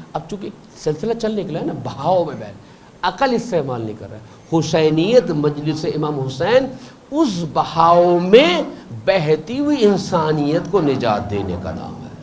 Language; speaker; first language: Urdu; native; Urdu